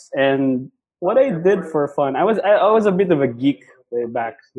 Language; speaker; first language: English; non-native, local second language; Cebuano